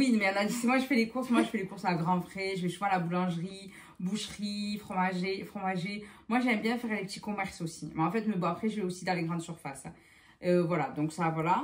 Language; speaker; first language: French; native; French